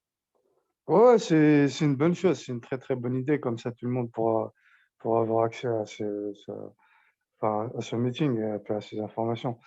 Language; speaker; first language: French; non-native, local second language; Arabic